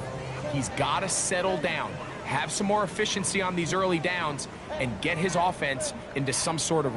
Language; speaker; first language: English; native; English